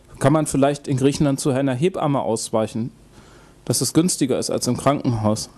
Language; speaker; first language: German; native; German